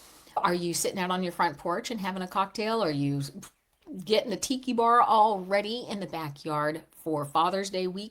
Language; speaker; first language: English; native; English